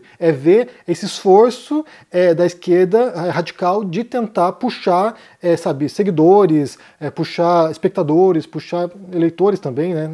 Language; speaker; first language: Portuguese; native; Portuguese